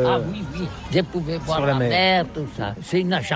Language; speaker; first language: French; non-native, learner; Catalan